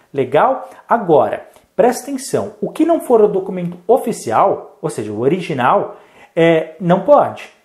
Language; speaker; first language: Portuguese; native; Portuguese